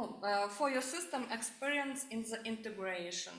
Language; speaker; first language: English; non-native, learner; Ukrainian